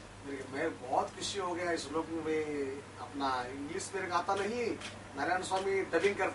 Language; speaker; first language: Hindi; non-native, local second language; Telugu